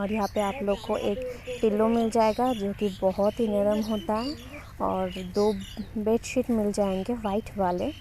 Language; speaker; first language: Hindi; non-native, local second language; Bangla